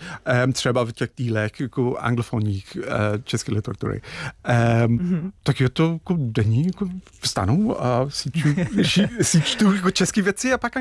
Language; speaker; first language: Czech; non-native, fluent; English